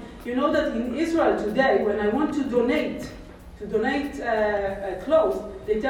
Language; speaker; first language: English; non-native, fluent; Hebrew